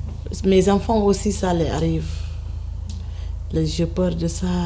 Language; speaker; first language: French; non-native, learner; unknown